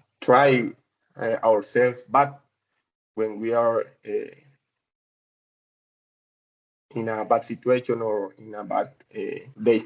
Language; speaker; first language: English; non-native, learner; Spanish